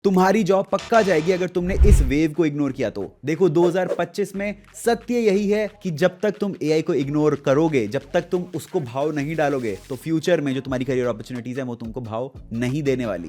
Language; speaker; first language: Hindi; native; Hindi